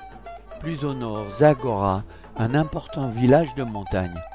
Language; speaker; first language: French; native; French